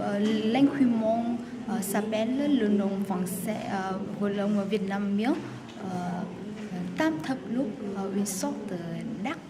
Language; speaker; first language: French; non-native, learner; Vietnamese